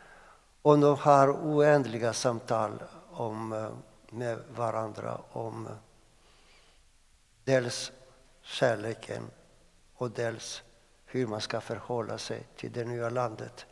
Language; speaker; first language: Swedish; non-native, fluent; Greek